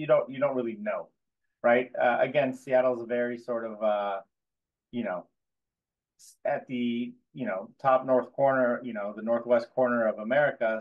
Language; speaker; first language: English; native; English